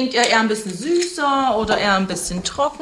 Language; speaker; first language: German; native; German